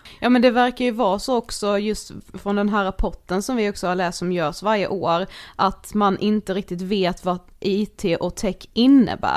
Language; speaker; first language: Swedish; native; Swedish